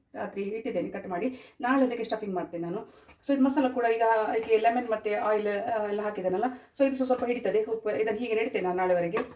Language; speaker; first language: Kannada; non-native, local second language; Konkani